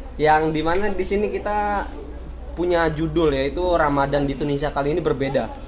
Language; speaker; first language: Indonesian; native; Indonesian